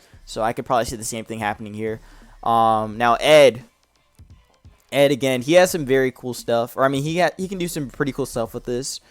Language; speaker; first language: English; native; English